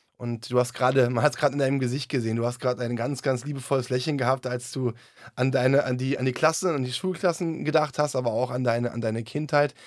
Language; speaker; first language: German; native; German